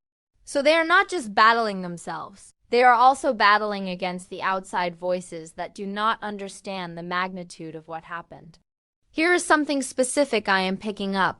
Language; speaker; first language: English; native; English